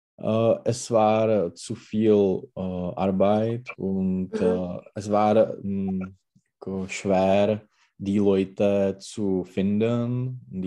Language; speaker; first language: German; non-native, learner; Czech